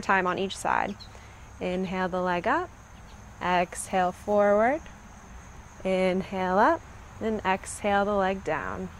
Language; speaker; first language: English; native; English